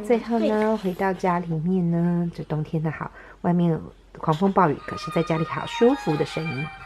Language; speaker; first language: Chinese; native; Chinese